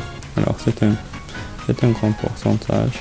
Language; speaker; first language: French; non-native, learner; English